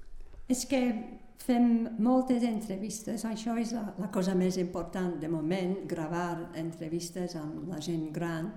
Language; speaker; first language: Catalan; non-native, fluent; English